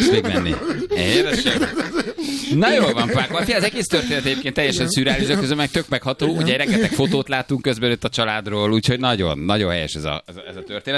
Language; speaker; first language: Hungarian; native; Hungarian